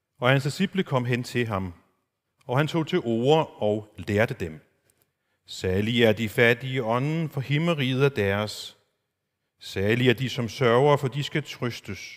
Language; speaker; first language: Danish; non-native, local second language; Faroese